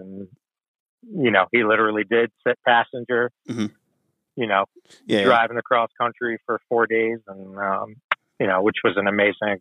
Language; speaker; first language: English; native; English